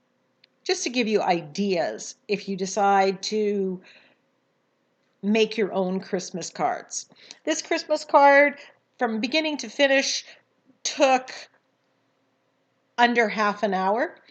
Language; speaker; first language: English; native; English